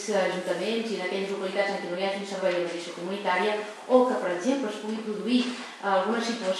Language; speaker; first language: Catalan; native; Catalan